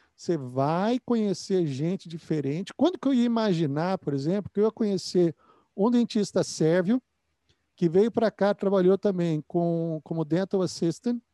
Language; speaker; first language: Portuguese; native; Portuguese